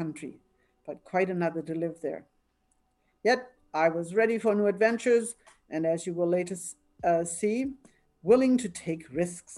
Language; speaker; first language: English; non-native, fluent; German